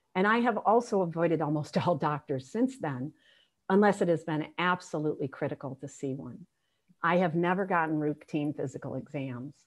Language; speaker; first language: English; native; English